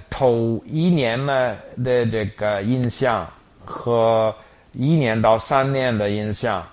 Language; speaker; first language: Chinese; non-native, fluent; English